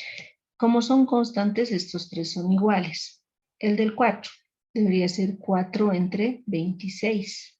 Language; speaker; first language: Spanish; native; Spanish